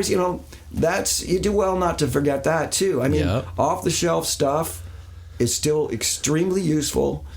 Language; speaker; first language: English; native; English